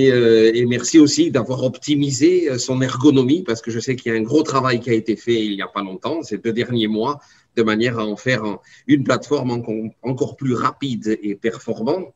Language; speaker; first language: French; native; French